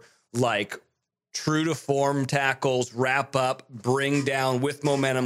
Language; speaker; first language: English; native; English